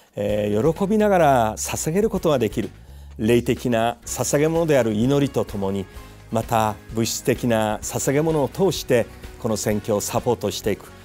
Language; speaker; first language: Japanese; native; Japanese